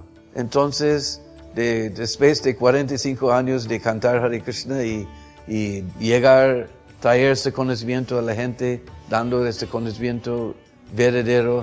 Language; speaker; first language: Spanish; non-native, fluent; English